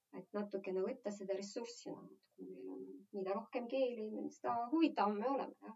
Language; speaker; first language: Estonian; non-native, local second language; Russian